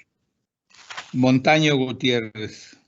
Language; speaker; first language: Spanish; native; Spanish